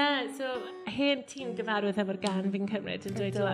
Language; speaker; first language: Welsh; native; Welsh